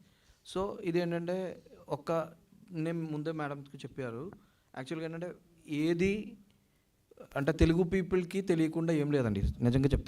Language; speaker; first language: Telugu; non-native, learner; Malayalam